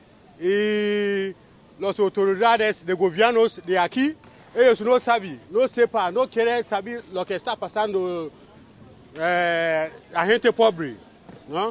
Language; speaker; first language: Spanish; non-native, learner; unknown